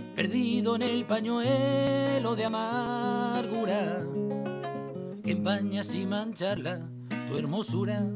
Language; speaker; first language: Spanish; native; Spanish